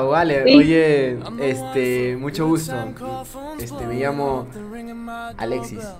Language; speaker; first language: Spanish; native; Spanish